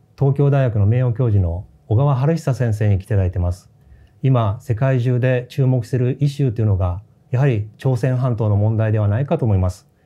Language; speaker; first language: Japanese; native; Japanese